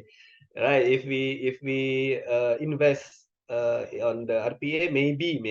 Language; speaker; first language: English; non-native, local second language; Indonesian